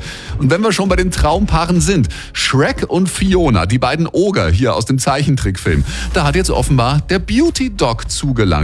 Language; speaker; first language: German; native; German